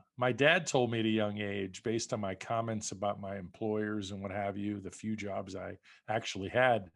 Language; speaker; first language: English; native; English